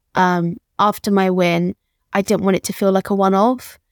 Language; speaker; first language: English; native; English